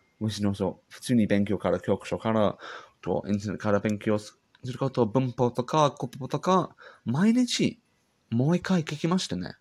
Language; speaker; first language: Japanese; non-native, learner; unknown